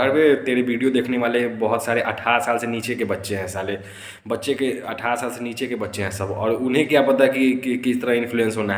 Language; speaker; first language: Hindi; native; Hindi